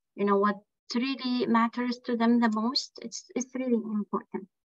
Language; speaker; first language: English; non-native, fluent; Arabic